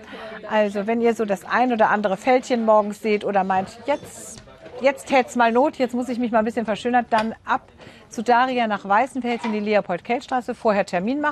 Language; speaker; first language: German; native; German